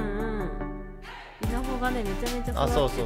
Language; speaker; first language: Japanese; native; Japanese